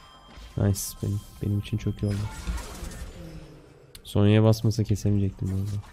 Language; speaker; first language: Turkish; native; Turkish